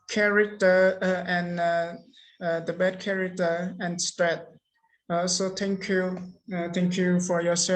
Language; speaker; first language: English; non-native, learner; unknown